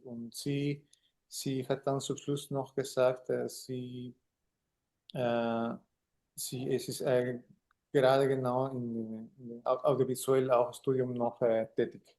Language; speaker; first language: German; non-native, fluent; Spanish